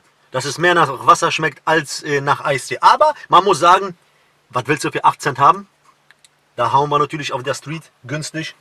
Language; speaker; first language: German; native; German